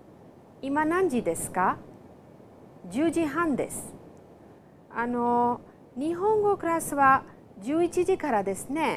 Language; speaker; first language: Japanese; non-native, fluent; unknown